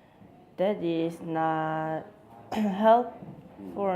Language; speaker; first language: English; non-native, learner; Korean